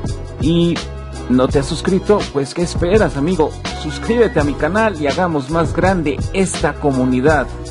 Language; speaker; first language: Spanish; native; Spanish